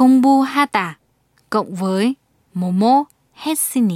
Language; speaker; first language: Korean; non-native, fluent; Vietnamese